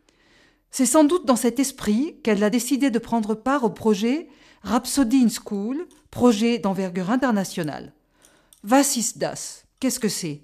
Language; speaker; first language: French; native; French